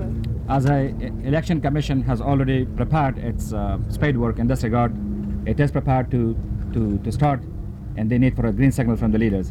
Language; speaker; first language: English; non-native, fluent; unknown